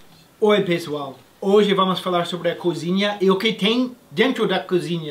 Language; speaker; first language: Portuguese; non-native, fluent; English